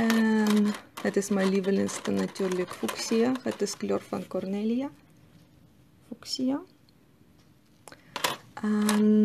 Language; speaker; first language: Dutch; non-native, learner; Russian